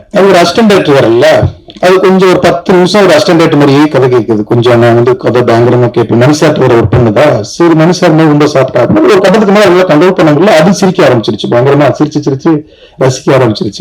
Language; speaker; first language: Tamil; native; Tamil